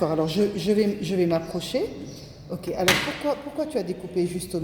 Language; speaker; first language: French; native; French